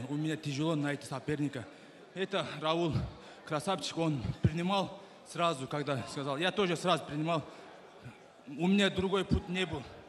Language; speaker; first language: Russian; non-native, local second language; Kyrgyz